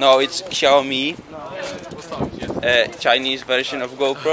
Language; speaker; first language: English; non-native, fluent; Polish